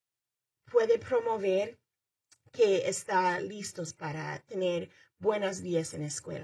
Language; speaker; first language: Spanish; early bilingual, heritage; Spanish